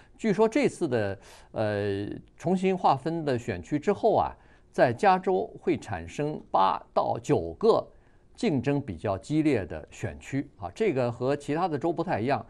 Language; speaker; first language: Chinese; native; Chinese